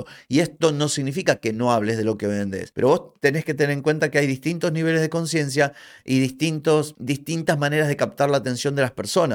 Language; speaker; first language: Spanish; native; Spanish